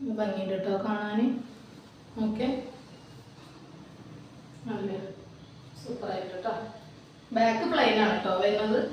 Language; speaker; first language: Malayalam; native; Malayalam